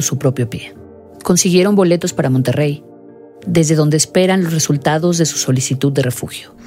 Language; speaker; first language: Spanish; native; Spanish